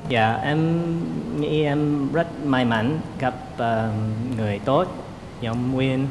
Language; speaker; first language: Vietnamese; non-native, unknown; English